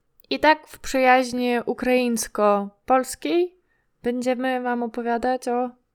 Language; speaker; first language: Polish; non-native, fluent; Ukrainian